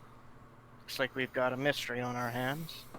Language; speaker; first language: English; native; English